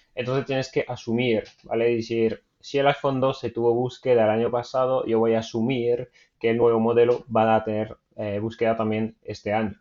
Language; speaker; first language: Spanish; non-native, fluent; French